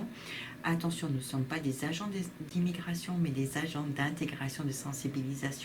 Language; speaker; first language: French; native; French